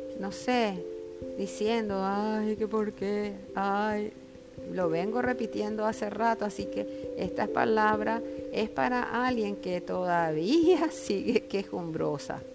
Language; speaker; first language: Spanish; native; Spanish